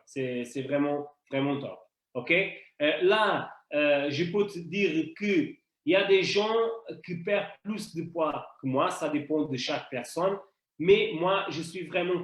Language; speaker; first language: French; non-native, fluent; Portuguese